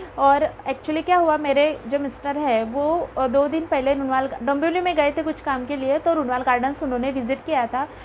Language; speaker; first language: Hindi; non-native, local second language; Marathi